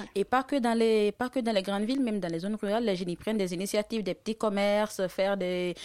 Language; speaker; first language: French; non-native, local second language; Dyula